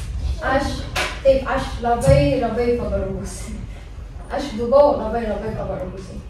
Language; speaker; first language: Lithuanian; non-native, learner; Japanese